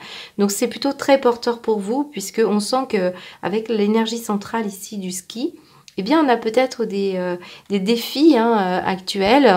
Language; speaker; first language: French; native; French